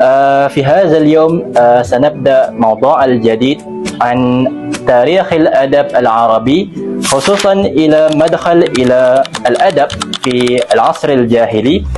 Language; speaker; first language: Arabic; non-native, learner; Malay